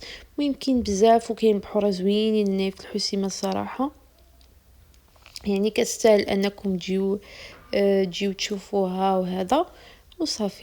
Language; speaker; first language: Arabic; native; Arabic